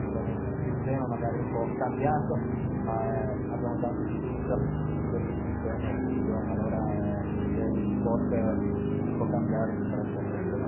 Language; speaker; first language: Italian; non-native, local second language; Swiss German